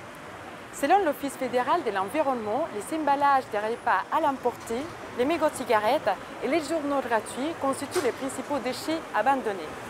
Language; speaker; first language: French; native; French